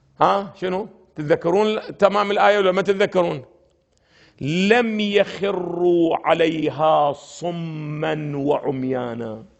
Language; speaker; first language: Arabic; native; Arabic